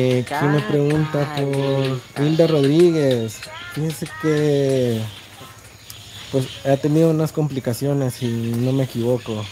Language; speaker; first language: Spanish; native; Spanish